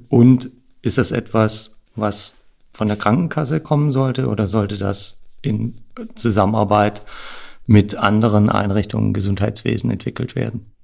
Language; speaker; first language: German; native; German